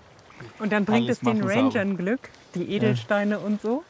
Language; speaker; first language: German; native; German